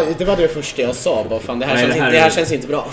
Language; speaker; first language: Swedish; native; Swedish